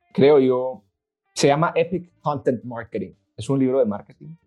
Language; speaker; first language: Spanish; native; Spanish